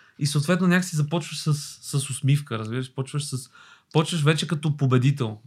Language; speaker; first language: Bulgarian; early bilingual, other home language; Albanian